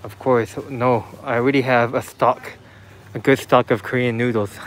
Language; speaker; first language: English; non-native, fluent; Japanese